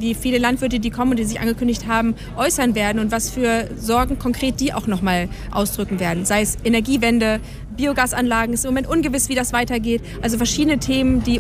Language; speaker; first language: German; native; German